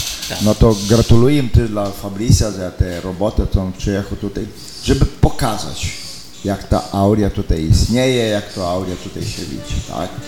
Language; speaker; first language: Polish; early bilingual, heritage; Polish